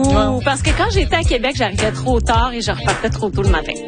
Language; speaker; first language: French; native; French